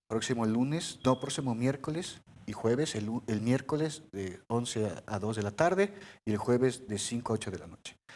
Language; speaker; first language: Spanish; early bilingual, heritage; Spanish